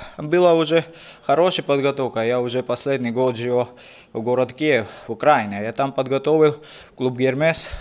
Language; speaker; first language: Russian; non-native, learner; Georgian